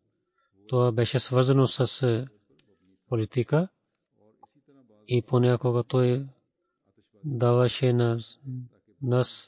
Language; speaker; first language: Bulgarian; non-native, learner; Urdu